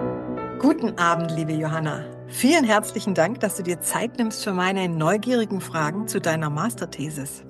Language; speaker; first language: German; native; German